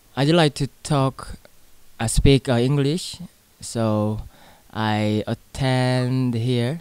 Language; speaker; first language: English; non-native, learner; Korean